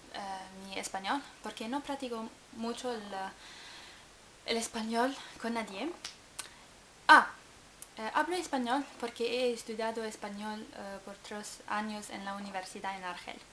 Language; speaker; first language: Spanish; non-native, learner; English